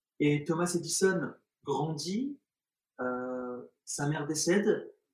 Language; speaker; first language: French; early bilingual, other home language; Arabic